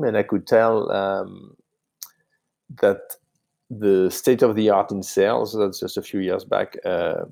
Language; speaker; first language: English; non-native, fluent; French